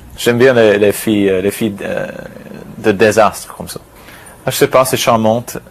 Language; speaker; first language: French; non-native, fluent; English